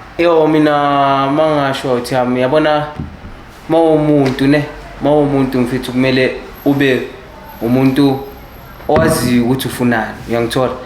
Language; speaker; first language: Zulu; native; Zulu